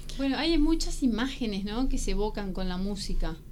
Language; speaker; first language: Spanish; native; Spanish